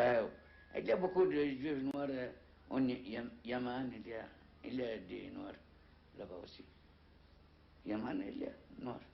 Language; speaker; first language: French; non-native, learner; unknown